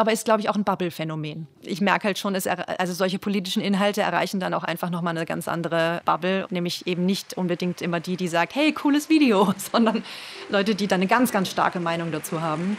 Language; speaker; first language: German; native; German